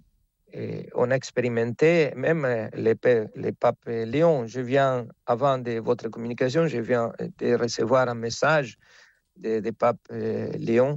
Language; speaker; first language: French; non-native, fluent; Spanish